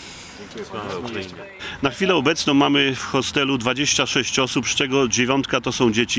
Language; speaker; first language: Polish; native; Polish